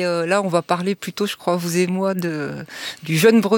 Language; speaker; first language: French; native; French